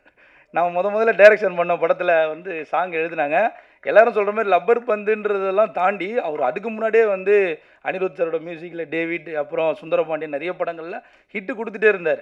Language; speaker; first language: Tamil; native; Tamil